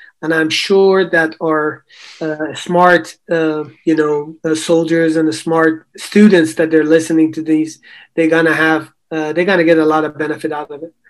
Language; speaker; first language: English; non-native, fluent; Persian